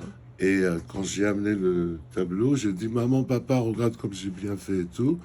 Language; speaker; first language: French; non-native, fluent; Georgian